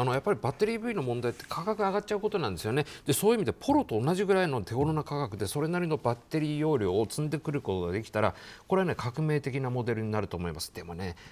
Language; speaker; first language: Japanese; native; Japanese